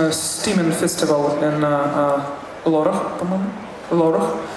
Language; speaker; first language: English; non-native, fluent; Russian